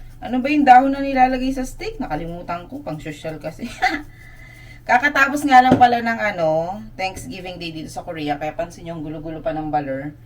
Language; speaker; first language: Filipino; native; Filipino